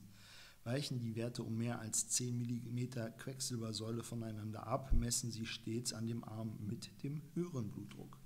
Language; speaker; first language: German; native; German